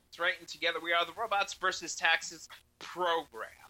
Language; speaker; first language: English; early bilingual, other home language; Spanish